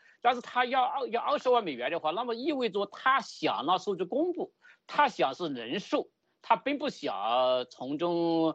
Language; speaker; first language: Chinese; native; Chinese